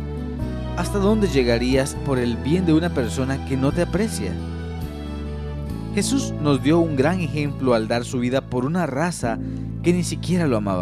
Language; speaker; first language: Spanish; native; Spanish